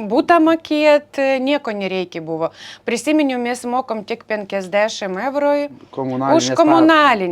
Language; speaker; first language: Lithuanian; non-native, learner; Ukrainian